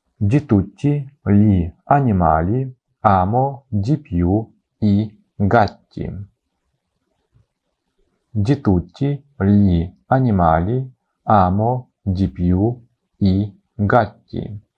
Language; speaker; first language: Italian; non-native, fluent; Ukrainian